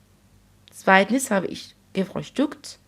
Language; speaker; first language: German; non-native, fluent; Arabic